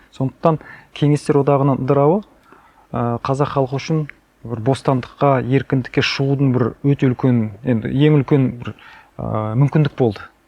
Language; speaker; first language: Kazakh; native; Kazakh